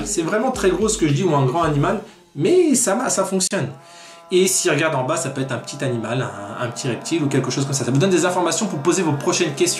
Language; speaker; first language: French; native; French